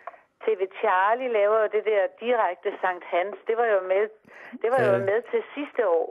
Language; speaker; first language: Danish; native; Danish